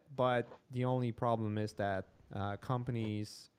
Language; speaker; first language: English; non-native, fluent; Polish